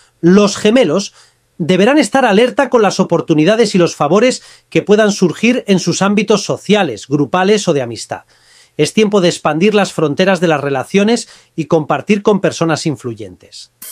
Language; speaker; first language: Spanish; native; Spanish